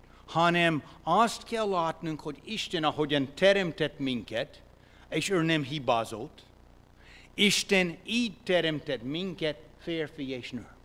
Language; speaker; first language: Hungarian; non-native, fluent; English